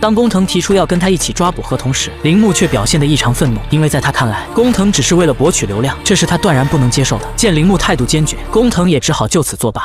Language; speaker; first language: Chinese; native; Chinese